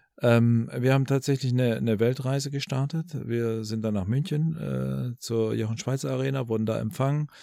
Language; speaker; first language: German; early bilingual, other home language; Albanian